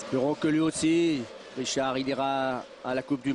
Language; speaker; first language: French; native; French